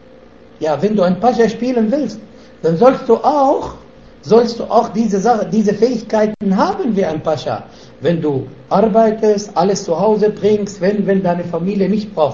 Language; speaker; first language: German; non-native, fluent; Arabic